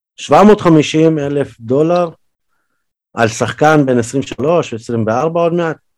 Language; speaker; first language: Hebrew; early bilingual, other home language; Russian